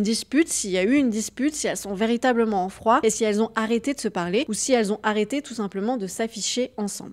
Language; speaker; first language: French; native; French